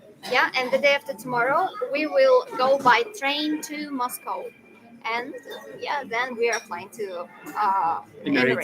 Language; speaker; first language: English; non-native, fluent; Russian